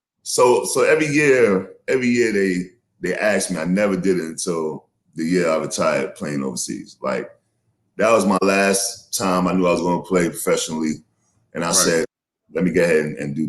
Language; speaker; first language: English; native; English